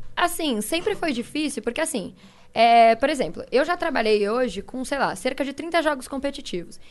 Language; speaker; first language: Portuguese; native; Portuguese